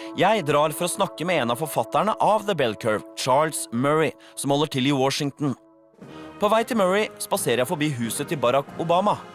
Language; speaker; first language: Norwegian; native; Norwegian